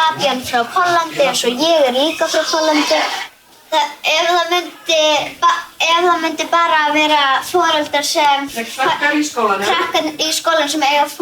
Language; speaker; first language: Icelandic; early bilingual, other home language; Polish